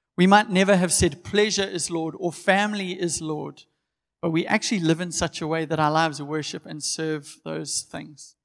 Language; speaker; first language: English; native; English